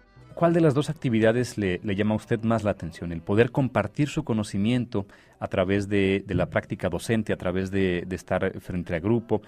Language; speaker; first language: Spanish; native; Spanish